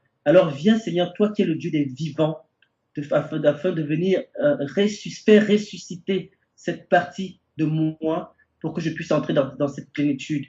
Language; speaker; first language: French; native; French